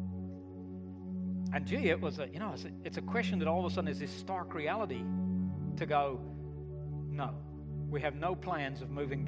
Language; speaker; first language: English; native; English